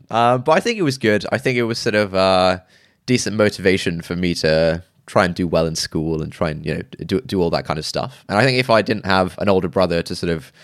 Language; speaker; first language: English; early bilingual, other home language; Urdu